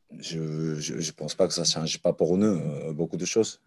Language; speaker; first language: French; non-native, learner; Japanese